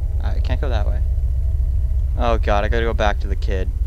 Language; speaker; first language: English; native; English